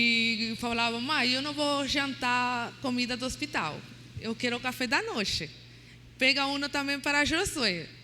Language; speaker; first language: Portuguese; non-native, learner; Spanish